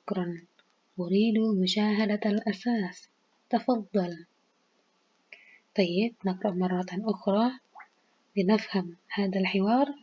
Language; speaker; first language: Arabic; non-native, fluent; Indonesian